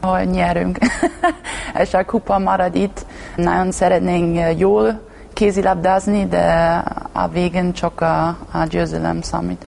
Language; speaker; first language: Hungarian; non-native, learner; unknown